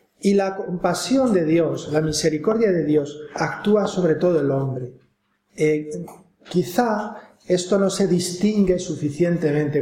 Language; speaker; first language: Spanish; native; Spanish